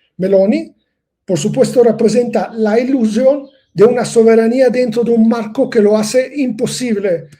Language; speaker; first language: Spanish; non-native, fluent; Italian